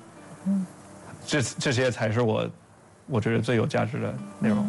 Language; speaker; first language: Chinese; non-native, fluent; English